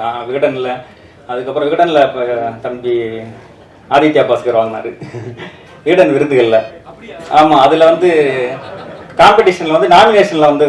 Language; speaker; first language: Tamil; native; Tamil